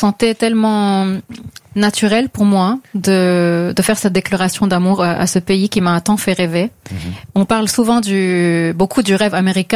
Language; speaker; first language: French; non-native, local second language; Arabic